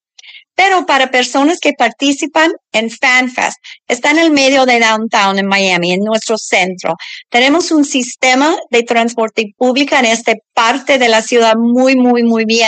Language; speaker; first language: Spanish; early bilingual, other home language; English